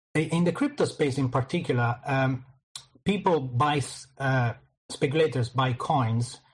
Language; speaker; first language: English; non-native, fluent; Italian